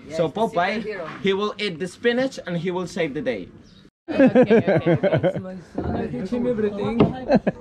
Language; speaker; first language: English; non-native, fluent; Croatian